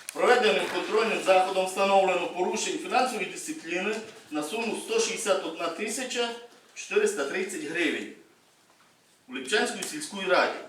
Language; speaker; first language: Ukrainian; native; Ukrainian